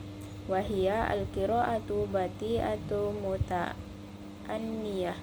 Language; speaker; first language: Arabic; non-native, learner; Indonesian